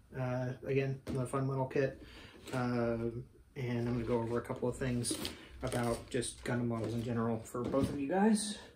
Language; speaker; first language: English; native; English